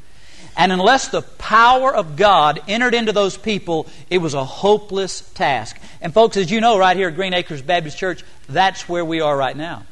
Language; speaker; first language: English; native; English